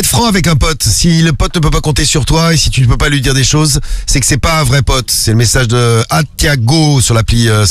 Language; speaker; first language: French; native; French